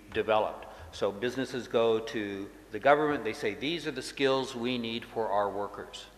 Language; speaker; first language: English; native; English